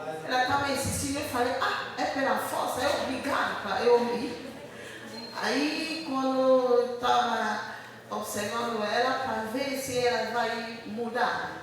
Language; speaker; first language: Portuguese; non-native, learner; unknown